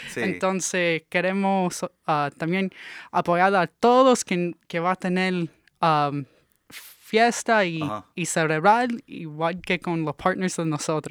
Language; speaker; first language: Spanish; early bilingual, heritage; English